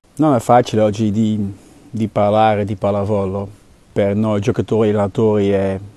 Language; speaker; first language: Italian; non-native, learner; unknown